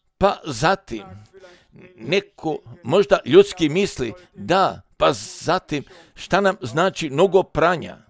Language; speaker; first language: Croatian; early bilingual, heritage; Croatian